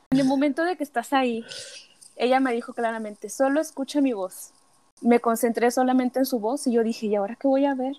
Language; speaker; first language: Spanish; native; Spanish